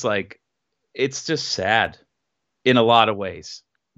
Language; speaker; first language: English; native; English